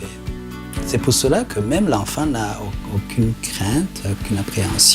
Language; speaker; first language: French; non-native, local second language; Rundi